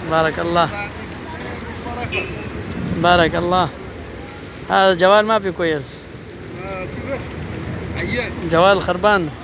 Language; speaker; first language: Arabic; non-native, learner; Pashto